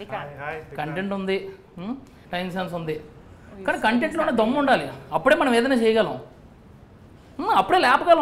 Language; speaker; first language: Telugu; native; Telugu